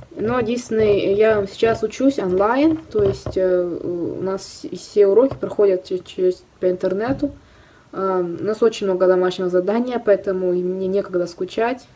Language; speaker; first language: Russian; early bilingual, heritage; Russian